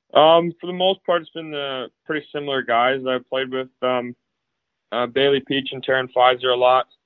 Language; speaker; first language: English; native; English